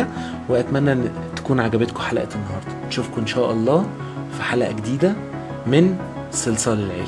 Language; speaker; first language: Arabic; native; Arabic